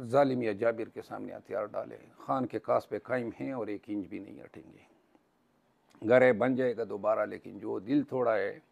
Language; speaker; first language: Urdu; non-native, local second language; Pashto